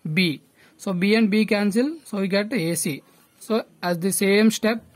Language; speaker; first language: English; non-native, local second language; Telugu